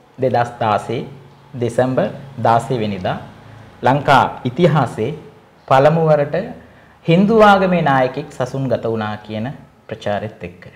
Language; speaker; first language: Sinhala; non-native, local second language; Tamil